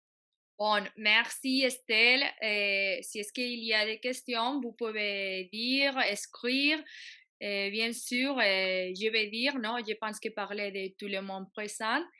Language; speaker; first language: French; non-native, fluent; Catalan